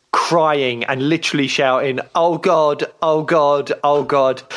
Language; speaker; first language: English; native; English